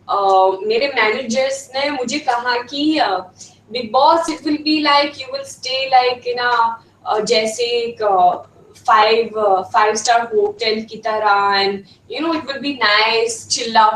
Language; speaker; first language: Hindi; non-native, fluent; Swedish